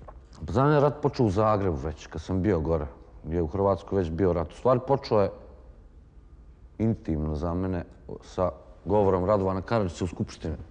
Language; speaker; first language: Croatian; native; Croatian